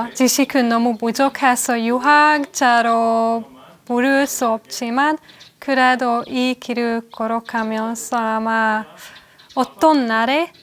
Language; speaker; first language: Korean; non-native, fluent; Hungarian